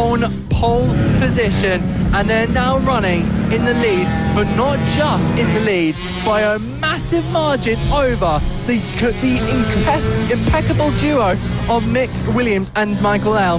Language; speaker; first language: English; native; English